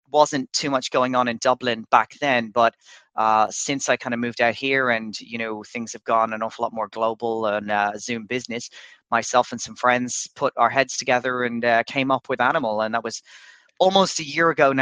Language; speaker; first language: English; native; English